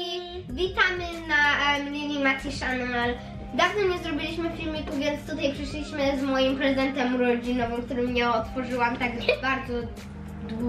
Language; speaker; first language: Polish; early bilingual, heritage; Polish